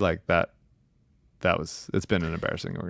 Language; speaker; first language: English; native; English